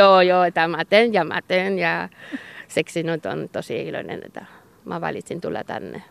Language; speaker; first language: Finnish; non-native, learner; Basque